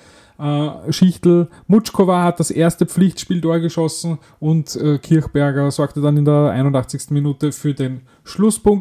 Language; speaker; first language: German; native; German